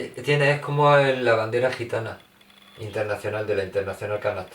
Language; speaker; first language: Spanish; early bilingual, heritage; Spanish